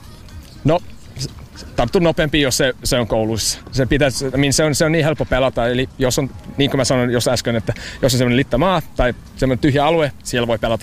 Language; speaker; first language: Finnish; non-native, learner; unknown